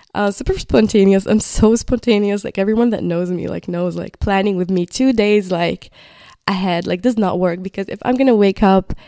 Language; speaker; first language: English; non-native, fluent; Arabic